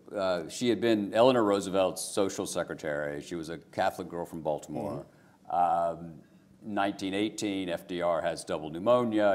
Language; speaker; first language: English; native; English